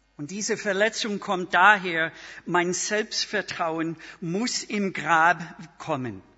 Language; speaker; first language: German; non-native, fluent; English